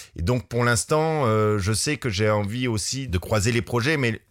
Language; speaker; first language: French; native; French